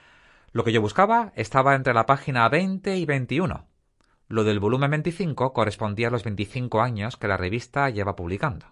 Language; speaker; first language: Spanish; native; Spanish